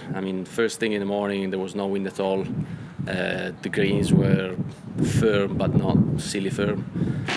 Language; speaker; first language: English; non-native, fluent; Italian